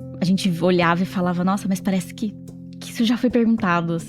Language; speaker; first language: Portuguese; native; Portuguese